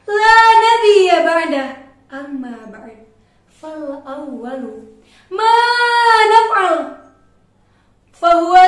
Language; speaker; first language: Arabic; non-native, learner; Indonesian